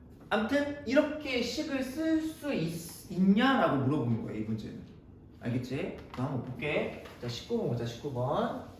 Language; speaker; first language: Korean; native; Korean